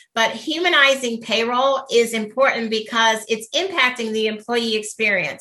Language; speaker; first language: English; native; English